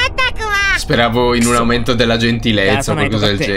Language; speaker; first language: Italian; native; Italian